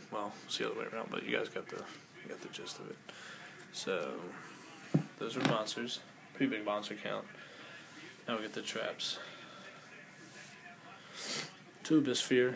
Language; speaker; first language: English; native; English